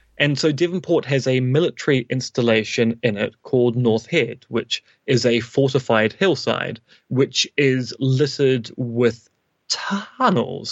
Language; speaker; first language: English; native; English